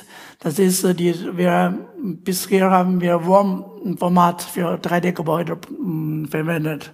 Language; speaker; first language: German; non-native, learner; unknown